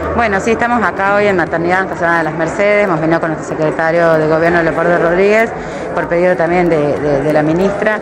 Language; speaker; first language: Spanish; native; Spanish